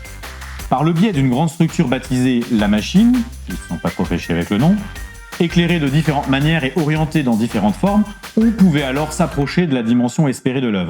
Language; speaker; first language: French; native; French